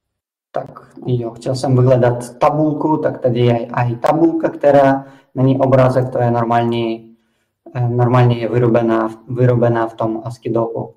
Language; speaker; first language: Czech; non-native, fluent; Russian